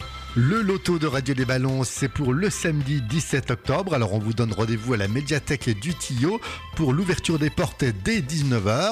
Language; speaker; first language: French; native; French